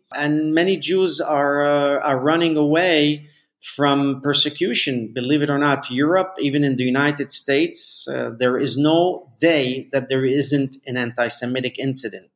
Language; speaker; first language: English; non-native, fluent; Arabic